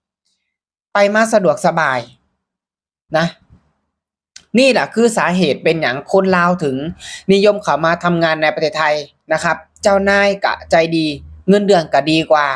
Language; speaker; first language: Thai; non-native, local second language; Northeastern Thai